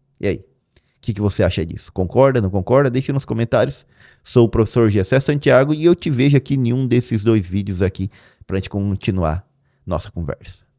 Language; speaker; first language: Portuguese; native; Portuguese